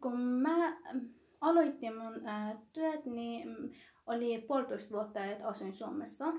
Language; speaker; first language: Finnish; non-native, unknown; Persian